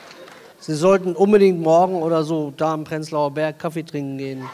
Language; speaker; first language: German; native; German